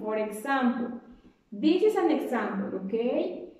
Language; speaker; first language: English; non-native, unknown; Spanish